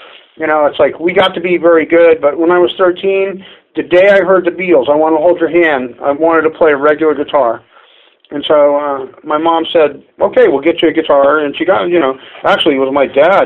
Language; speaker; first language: English; native; English